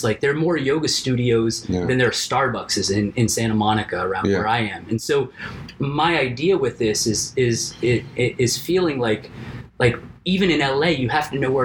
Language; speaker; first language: English; native; English